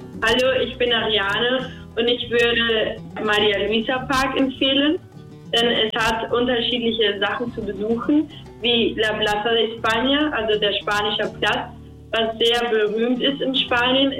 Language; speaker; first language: German; early bilingual, heritage; German